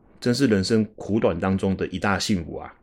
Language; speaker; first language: Chinese; native; Chinese